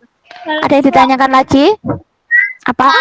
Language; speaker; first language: Indonesian; native; Indonesian